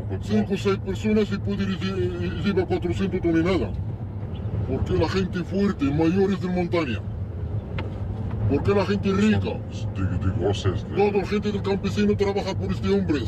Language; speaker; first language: Spanish; non-native, learner; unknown